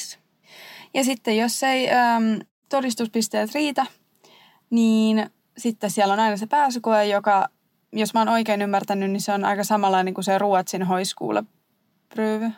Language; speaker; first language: Finnish; native; Finnish